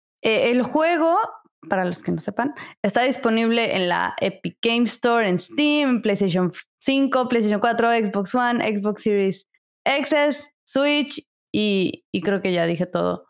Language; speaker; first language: Spanish; native; Spanish